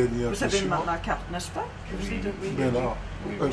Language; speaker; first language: French; non-native, fluent; English